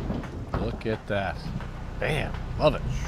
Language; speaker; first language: English; native; English